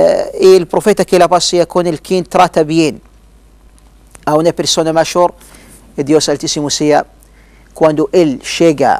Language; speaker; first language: Spanish; non-native, learner; Arabic